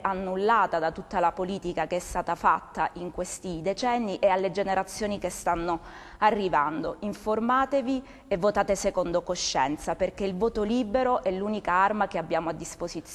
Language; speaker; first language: Italian; native; Italian